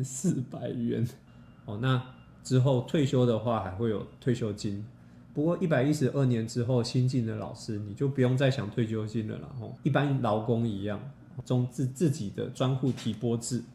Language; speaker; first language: Chinese; native; Chinese